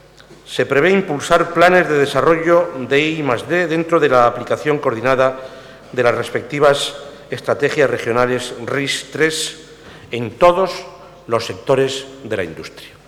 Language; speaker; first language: Spanish; native; Spanish